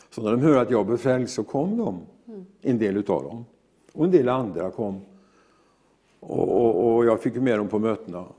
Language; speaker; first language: Swedish; native; Swedish